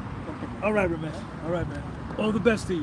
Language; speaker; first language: English; native; English